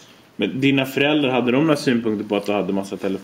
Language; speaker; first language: Swedish; native; Swedish